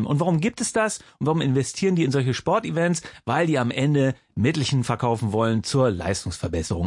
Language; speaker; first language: German; native; German